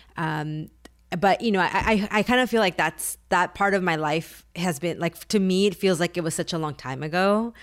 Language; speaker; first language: English; early bilingual, other home language; Spanish